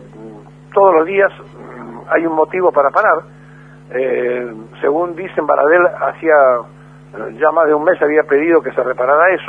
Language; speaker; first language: Spanish; native; Spanish